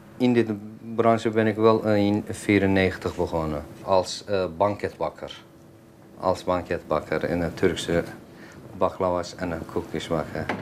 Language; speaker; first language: Dutch; non-native, fluent; Turkish